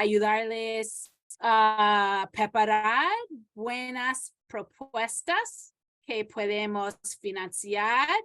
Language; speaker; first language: Spanish; non-native, fluent; English